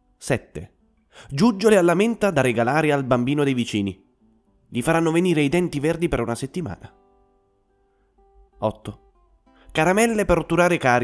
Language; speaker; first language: Italian; native; Italian